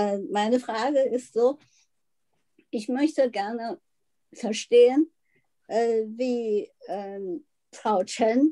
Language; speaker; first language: German; non-native, fluent; Chinese